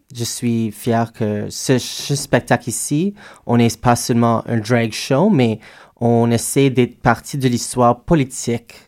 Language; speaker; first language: French; native; French